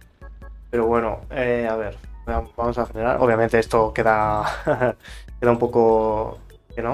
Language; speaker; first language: Spanish; native; Spanish